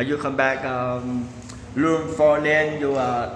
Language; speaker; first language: English; non-native, learner; Thai